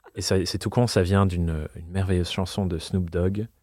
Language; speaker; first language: French; non-native, fluent; English